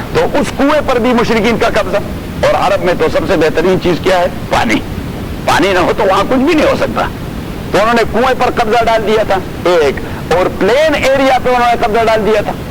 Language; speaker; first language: Urdu; non-native, local second language; Pashto